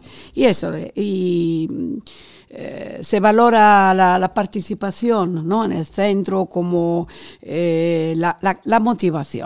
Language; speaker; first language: Spanish; non-native, fluent; Italian